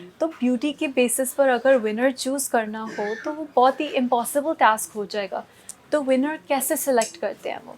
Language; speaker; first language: Hindi; non-native, local second language; Punjabi